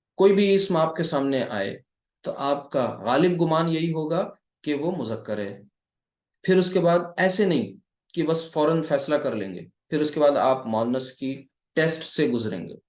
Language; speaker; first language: Urdu; native; Urdu